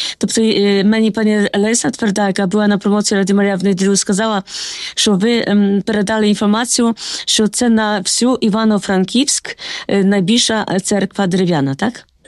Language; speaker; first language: Ukrainian; early bilingual, heritage; Ukrainian